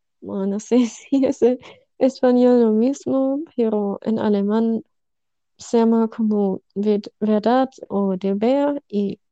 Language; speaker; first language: Spanish; non-native, learner; German